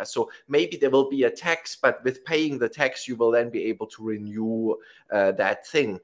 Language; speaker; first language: English; non-native, fluent; German